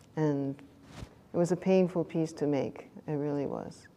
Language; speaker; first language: English; native; English